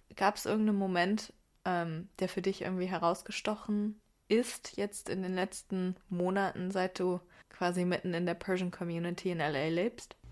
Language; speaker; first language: German; early bilingual, other home language; Persian